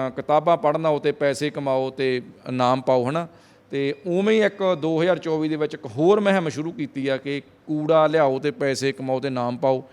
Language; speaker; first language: Punjabi; native; Punjabi